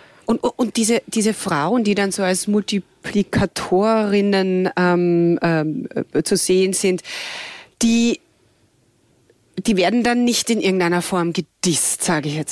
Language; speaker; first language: German; native; German